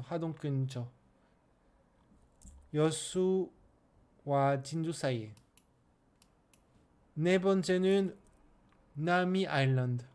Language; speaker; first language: Korean; non-native, learner; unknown